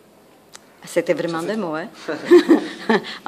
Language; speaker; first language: French; non-native, fluent; Italian